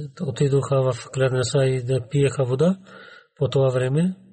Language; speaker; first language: Bulgarian; non-native, learner; Urdu